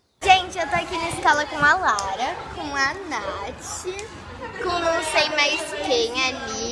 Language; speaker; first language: Portuguese; native; Portuguese